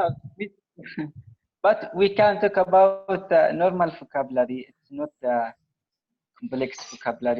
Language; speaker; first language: English; non-native, learner; Arabic